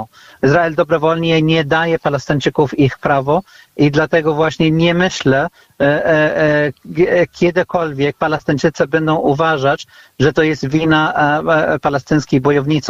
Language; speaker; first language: Polish; non-native, fluent; Arabic